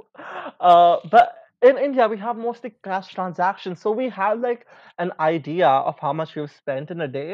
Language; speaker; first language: English; non-native, local second language; Hindi